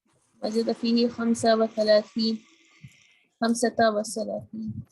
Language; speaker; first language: Arabic; non-native, learner; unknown